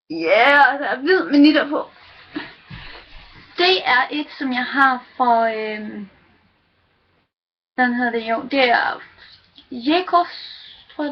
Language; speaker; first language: Danish; native; Danish